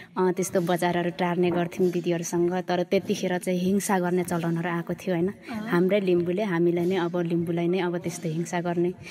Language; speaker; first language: Nepali; non-native, local second language; Limbu